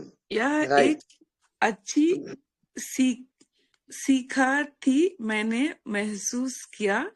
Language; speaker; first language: Hindi; non-native, local second language; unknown